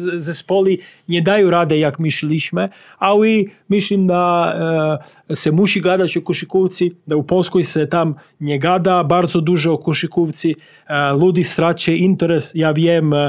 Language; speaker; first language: Polish; non-native, learner; Serbian